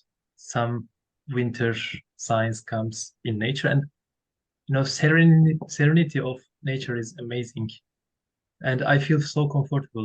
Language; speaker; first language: English; non-native, learner; Turkish